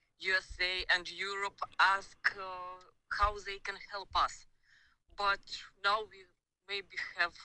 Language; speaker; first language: English; non-native, learner; Ukrainian